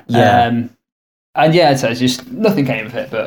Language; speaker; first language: English; native; English